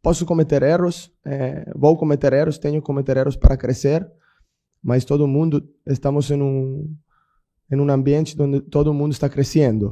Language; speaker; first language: Portuguese; non-native, fluent; Italian